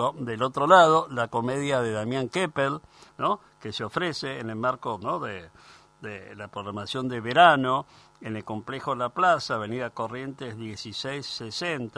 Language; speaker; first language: Spanish; native; Spanish